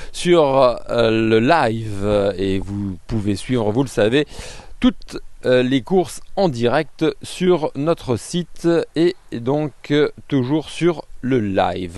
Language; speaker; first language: French; native; French